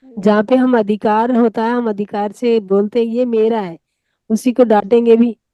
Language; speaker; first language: Hindi; native; Hindi